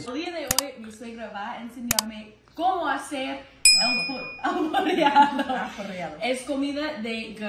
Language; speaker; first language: Spanish; non-native, learner; English